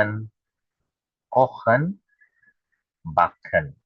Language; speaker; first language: German; non-native, fluent; Indonesian